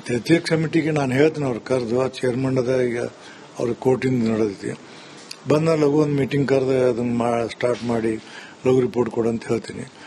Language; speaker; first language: Kannada; native; Kannada